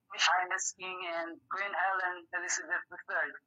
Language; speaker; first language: English; non-native, local second language; Hiligaynon